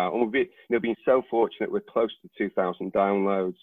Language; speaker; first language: English; native; English